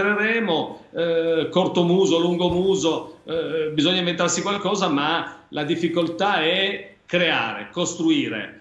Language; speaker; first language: Italian; native; Italian